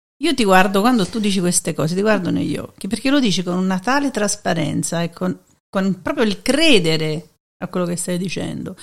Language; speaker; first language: Italian; native; Italian